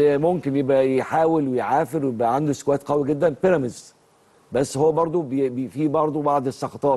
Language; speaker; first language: Arabic; native; Arabic